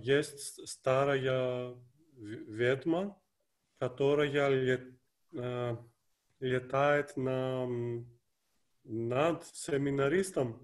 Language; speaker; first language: Russian; non-native, fluent; Greek